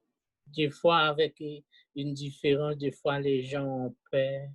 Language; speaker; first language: French; non-native, local second language; Haitian Creole